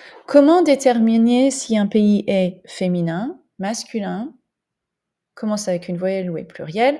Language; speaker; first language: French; non-native, fluent; English